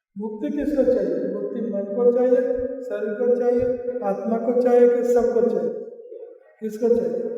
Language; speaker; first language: Hindi; non-native, local second language; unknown